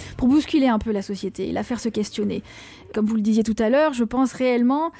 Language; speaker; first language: French; native; French